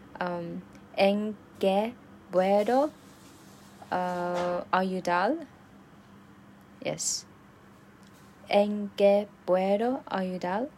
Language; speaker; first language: Spanish; non-native, learner; Chinese